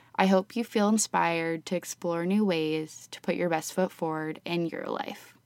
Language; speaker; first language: English; native; English